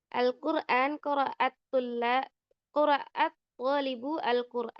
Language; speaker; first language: Arabic; non-native, fluent; Indonesian